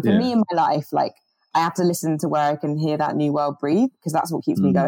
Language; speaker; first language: English; native; English